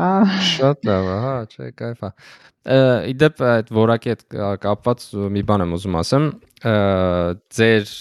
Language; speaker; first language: Armenian; native; Armenian